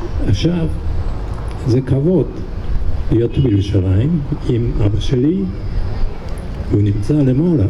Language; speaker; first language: Hebrew; non-native, fluent; Japanese